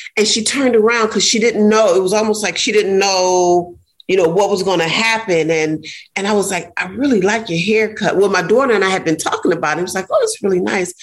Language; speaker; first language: English; native; English